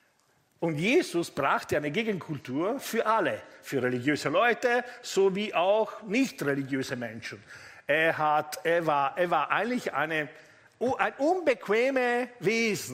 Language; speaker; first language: German; non-native, fluent; Italian